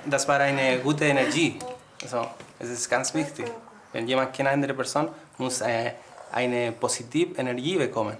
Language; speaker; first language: German; non-native, learner; Spanish